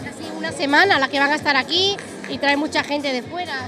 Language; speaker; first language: Spanish; native; Spanish